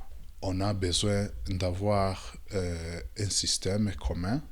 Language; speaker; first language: French; non-native, local second language; Kinyarwanda